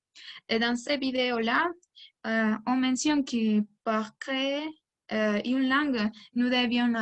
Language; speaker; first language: French; non-native, learner; Spanish